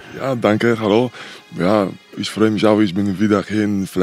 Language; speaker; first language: German; non-native, learner; Polish